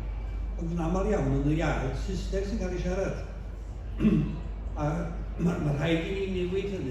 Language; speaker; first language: Welsh; native; Welsh